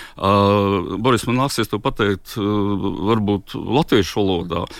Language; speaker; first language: Latvian; non-native, local second language; Russian